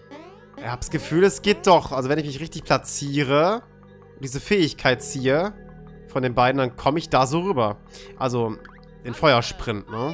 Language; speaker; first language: German; native; German